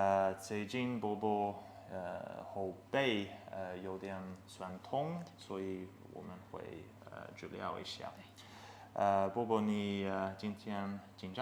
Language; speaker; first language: Chinese; non-native, learner; English